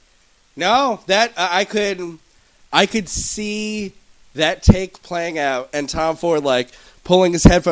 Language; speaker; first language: English; native; English